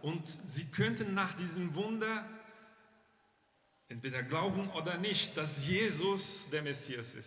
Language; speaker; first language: German; non-native, fluent; Portuguese